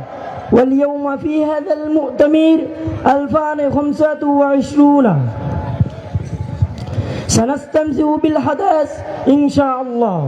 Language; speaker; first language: Arabic; non-native, learner; Bangla